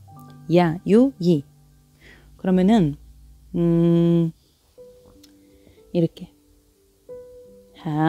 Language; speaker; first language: Korean; non-native, learner; Arabic